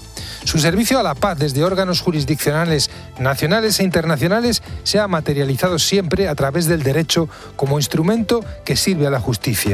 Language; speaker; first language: Spanish; native; Spanish